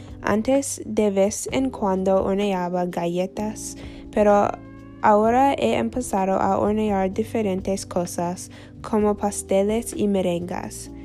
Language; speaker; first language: Spanish; non-native, learner; English